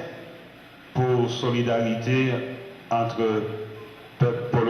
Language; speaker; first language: French; non-native, learner; Haitian Creole